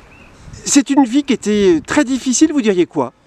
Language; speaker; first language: French; native; French